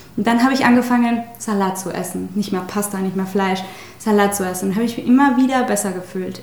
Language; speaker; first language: German; non-native, fluent; Spanish